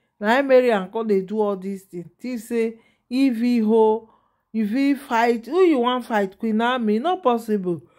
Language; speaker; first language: Nigerian Pidgin; non-native, local second language; Yoruba